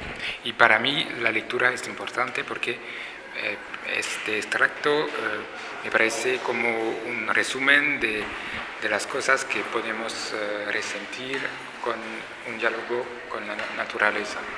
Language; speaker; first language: Spanish; non-native, fluent; French